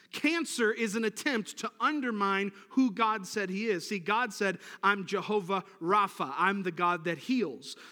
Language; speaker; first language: English; native; English